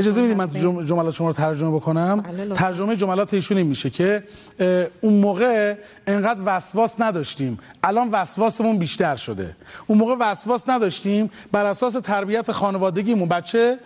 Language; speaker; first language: Persian; native; Persian